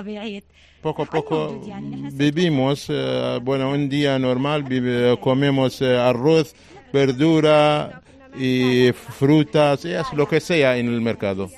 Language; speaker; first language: Spanish; non-native, fluent; Arabic